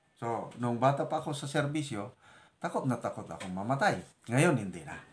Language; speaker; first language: Filipino; native; Filipino